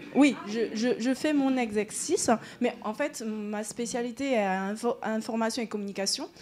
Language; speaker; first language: French; non-native, fluent; Chinese